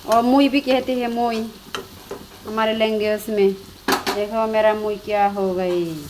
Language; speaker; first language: Hindi; non-native, local second language; Bangla